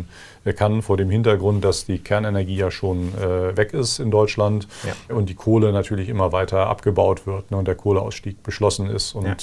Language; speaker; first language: German; native; German